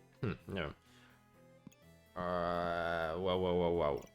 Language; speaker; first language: Polish; native; Polish